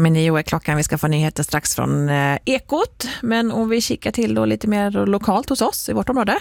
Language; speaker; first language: Swedish; native; Swedish